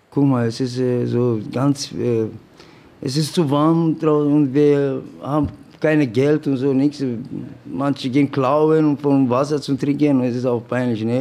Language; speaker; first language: German; non-native, learner; Romanian